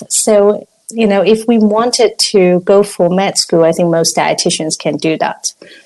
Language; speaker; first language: English; non-native, local second language; Cantonese